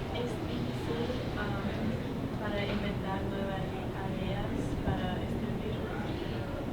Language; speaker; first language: Spanish; non-native, learner; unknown